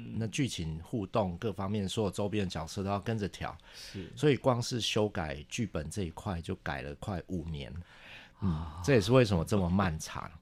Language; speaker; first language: Chinese; native; Chinese